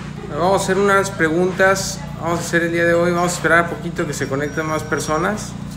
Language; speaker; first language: Spanish; native; Spanish